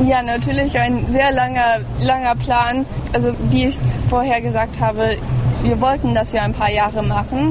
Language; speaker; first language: German; early bilingual, heritage; German